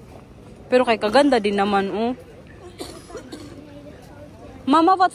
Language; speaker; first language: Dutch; non-native, learner; Filipino